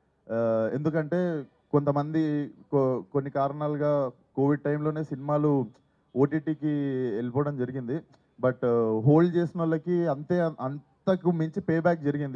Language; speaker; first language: Telugu; native; Telugu